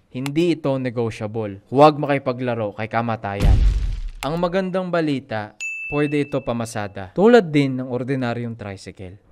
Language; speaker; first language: Filipino; native; Filipino